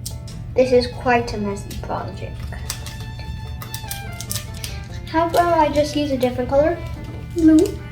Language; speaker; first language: English; native; English